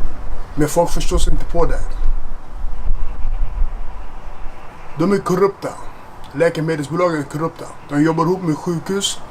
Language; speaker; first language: Swedish; non-native, fluent; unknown